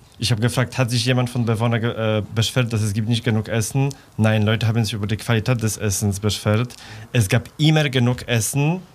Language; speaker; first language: German; non-native, fluent; Polish